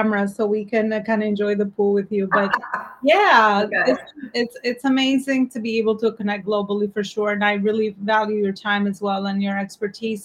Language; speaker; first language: English; non-native, fluent; Albanian